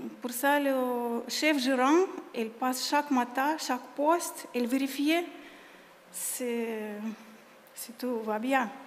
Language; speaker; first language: French; non-native, learner; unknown